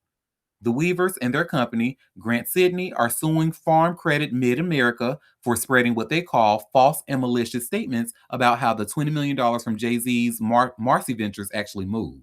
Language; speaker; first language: English; native; English